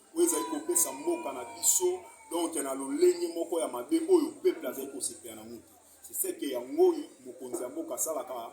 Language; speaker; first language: Lingala; native; Lingala